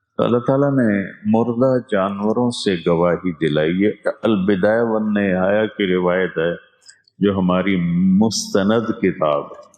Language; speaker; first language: Urdu; non-native, local second language; Punjabi